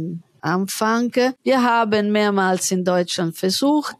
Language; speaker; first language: German; non-native, fluent; Italian